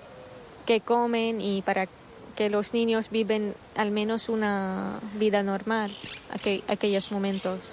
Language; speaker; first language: Spanish; non-native, fluent; Arabic